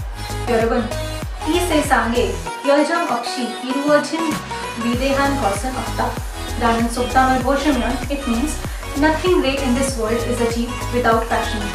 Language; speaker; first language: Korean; non-native, fluent; Hindi